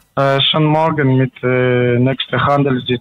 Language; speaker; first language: German; non-native, learner; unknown